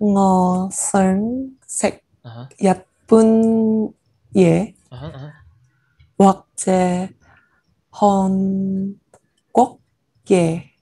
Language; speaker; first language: Cantonese; non-native, learner; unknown